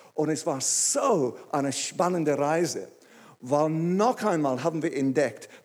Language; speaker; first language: German; non-native, fluent; English